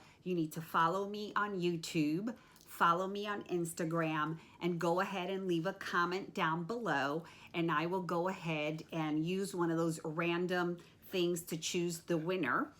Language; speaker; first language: English; native; English